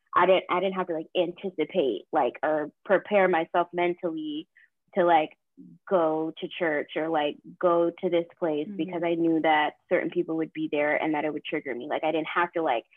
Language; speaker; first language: English; native; English